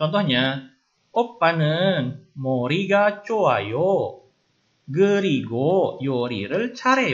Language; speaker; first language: Korean; non-native, fluent; Indonesian